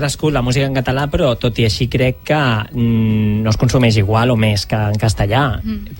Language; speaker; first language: Catalan; native; Catalan